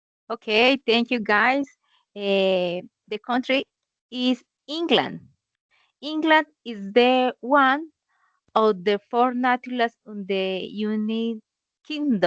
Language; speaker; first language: English; non-native, learner; Spanish